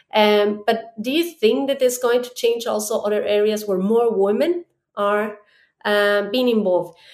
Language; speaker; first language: English; non-native, fluent; Spanish